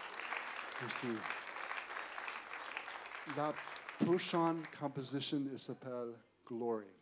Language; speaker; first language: French; non-native, learner; English